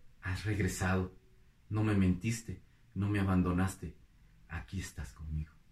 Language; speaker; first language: Spanish; native; Spanish